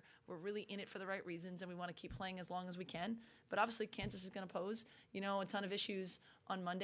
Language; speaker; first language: English; native; English